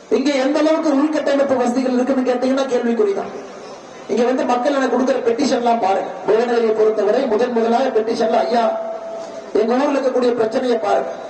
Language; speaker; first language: Tamil; native; Tamil